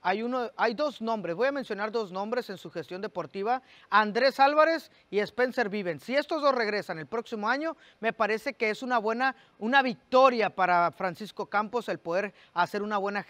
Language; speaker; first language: Spanish; native; Spanish